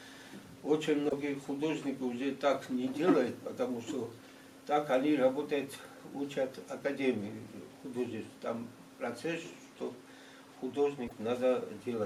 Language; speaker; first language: Russian; non-native, fluent; Georgian